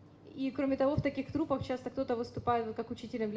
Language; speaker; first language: Russian; native; Russian